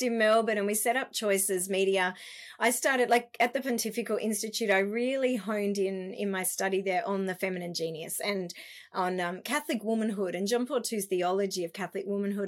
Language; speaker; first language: English; native; English